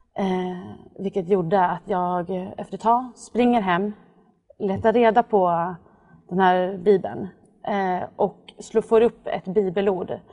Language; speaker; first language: Swedish; native; Swedish